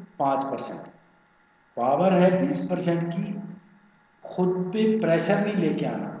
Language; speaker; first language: Urdu; non-native, local second language; Punjabi